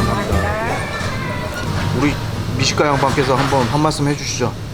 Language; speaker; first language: Korean; native; Korean